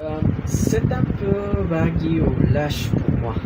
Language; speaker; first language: French; non-native, learner; Spanish